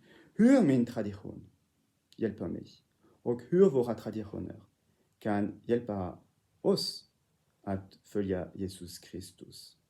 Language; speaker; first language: Swedish; non-native, fluent; French